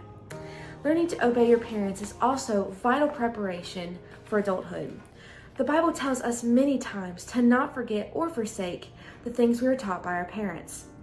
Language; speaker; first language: English; native; English